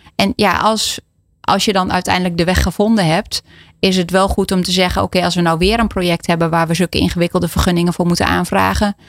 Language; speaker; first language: Dutch; native; Dutch